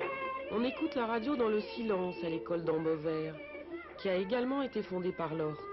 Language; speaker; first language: French; native; French